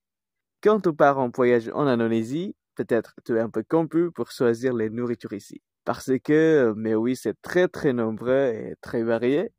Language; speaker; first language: French; non-native, fluent; Indonesian